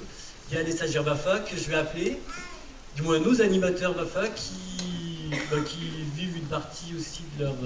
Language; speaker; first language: French; native; French